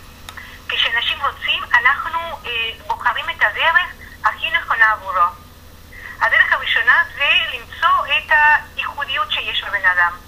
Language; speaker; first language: Hebrew; non-native, fluent; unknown